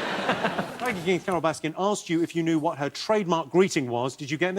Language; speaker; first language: English; native; English